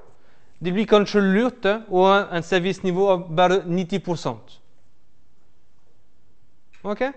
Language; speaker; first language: Norwegian; non-native, fluent; French